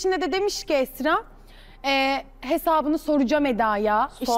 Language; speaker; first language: Turkish; native; Turkish